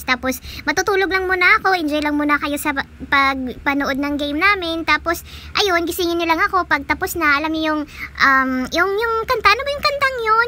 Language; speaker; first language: Filipino; non-native, local second language; Cebuano